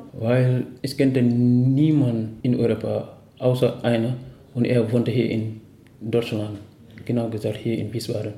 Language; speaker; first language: German; non-native, learner; Wolof